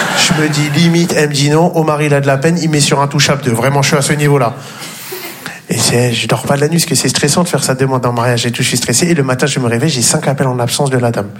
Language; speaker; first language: French; native; French